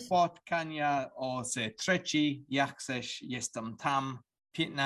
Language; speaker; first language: Polish; non-native, learner; English